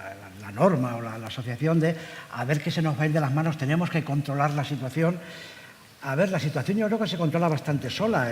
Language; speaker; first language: Spanish; native; Spanish